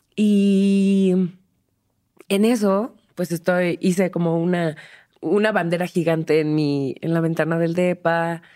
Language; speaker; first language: Spanish; native; Spanish